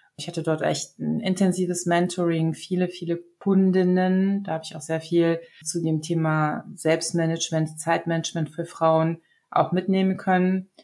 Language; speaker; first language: German; early bilingual, other home language; Serbian